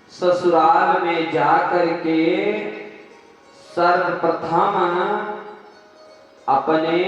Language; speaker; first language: Hindi; native; Hindi